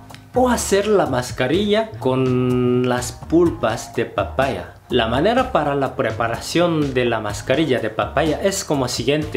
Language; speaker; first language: Spanish; non-native, fluent; Korean